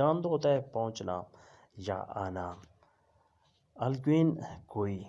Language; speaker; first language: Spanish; non-native, fluent; Urdu